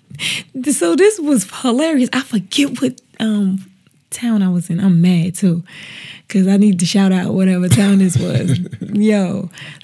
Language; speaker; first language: English; native; English